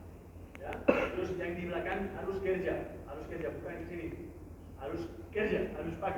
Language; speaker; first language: Indonesian; non-native, learner; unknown